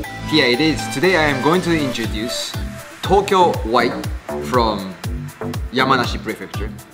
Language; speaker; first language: English; non-native, fluent; Japanese